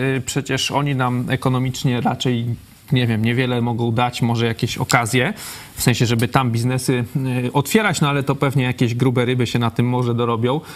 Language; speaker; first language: Polish; native; Polish